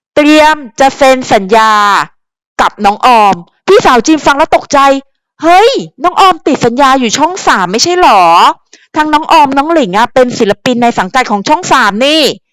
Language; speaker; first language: Thai; native; Thai